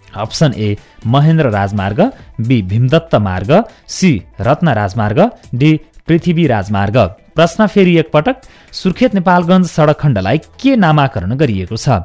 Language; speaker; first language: Nepali; native; Nepali